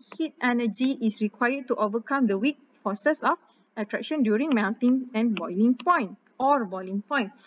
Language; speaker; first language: English; non-native, local second language; Malay